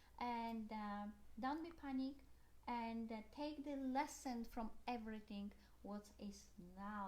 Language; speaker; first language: English; non-native, learner; Polish